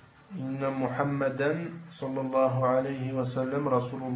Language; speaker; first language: Arabic; non-native, learner; French